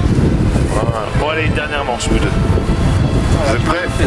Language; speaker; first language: French; native; French